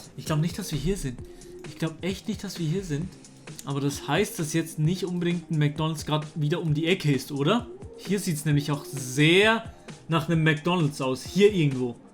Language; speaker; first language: German; native; German